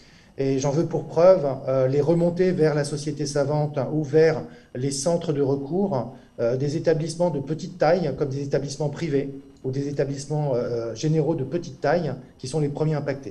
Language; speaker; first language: French; native; French